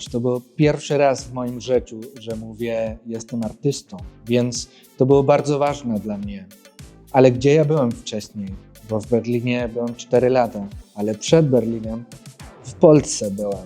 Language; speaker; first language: Polish; non-native, fluent; Spanish